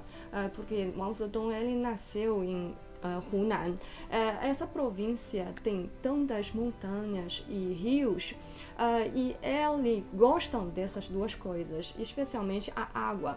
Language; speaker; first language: Portuguese; non-native, fluent; Chinese